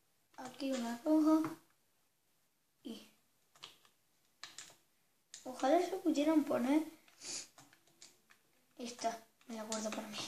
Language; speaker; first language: Spanish; native; Spanish